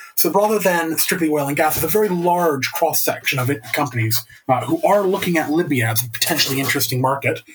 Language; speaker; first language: English; native; English